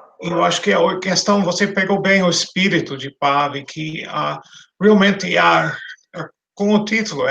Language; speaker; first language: Portuguese; non-native, fluent; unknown